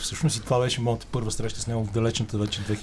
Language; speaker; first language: Bulgarian; native; Bulgarian